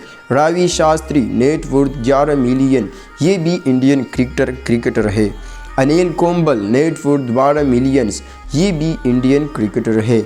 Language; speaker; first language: Hindi; native; Hindi